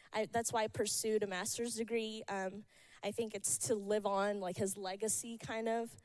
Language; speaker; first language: English; early bilingual, other home language; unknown